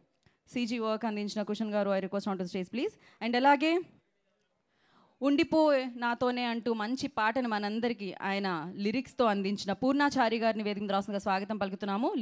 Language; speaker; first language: Telugu; native; Telugu